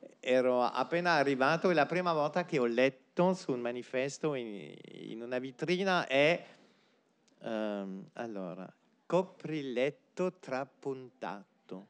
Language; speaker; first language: Italian; non-native, fluent; French